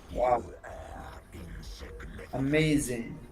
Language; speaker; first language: English; non-native, learner; Hindi